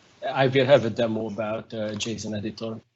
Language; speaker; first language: English; non-native, fluent; Hungarian